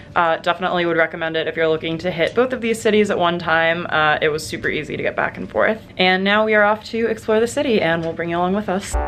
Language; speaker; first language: English; native; English